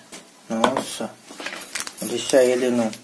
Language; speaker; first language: Portuguese; non-native, learner; Hindi